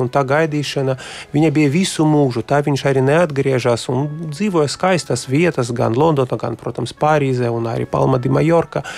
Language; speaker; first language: Latvian; non-native, local second language; Russian